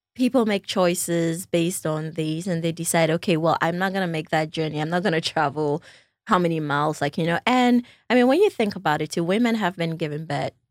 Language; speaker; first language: English; non-native, local second language; Ewe